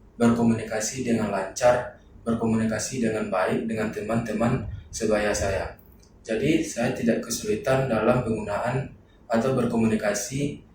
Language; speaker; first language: Indonesian; non-native, local second language; Minangkabau